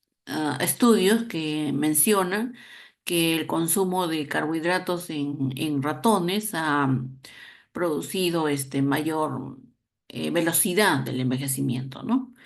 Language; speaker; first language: Spanish; native; Spanish